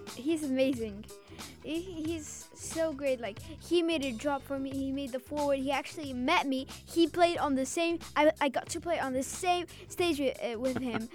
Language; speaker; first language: English; early bilingual, other home language; Azerbaijani